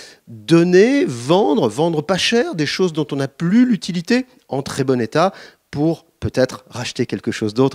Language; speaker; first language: French; native; French